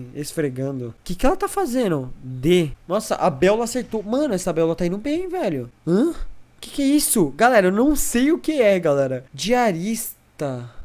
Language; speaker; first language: Portuguese; native; Portuguese